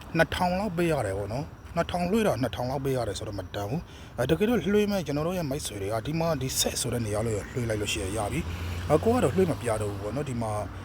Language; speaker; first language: Burmese; native; Burmese